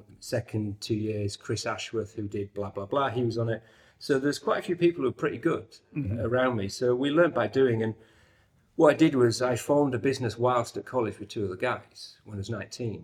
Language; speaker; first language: English; native; English